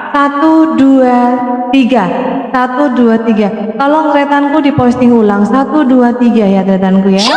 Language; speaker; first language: Indonesian; non-native, local second language; Madurese